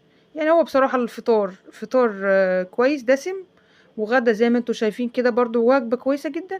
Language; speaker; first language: Arabic; native; Arabic